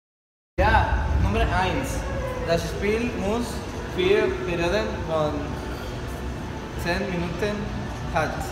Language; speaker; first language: German; non-native, learner; Spanish